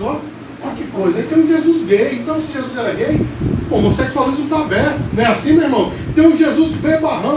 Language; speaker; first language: Portuguese; native; Portuguese